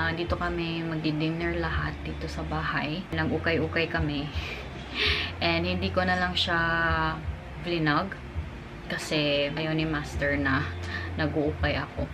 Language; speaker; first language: Filipino; non-native, local second language; Cebuano